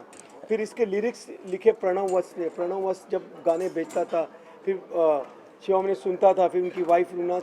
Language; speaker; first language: Hindi; native; Hindi